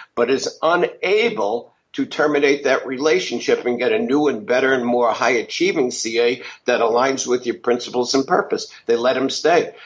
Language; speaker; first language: English; native; English